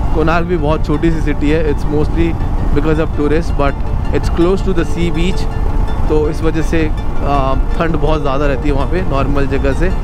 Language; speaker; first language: Hindi; non-native, local second language; Odia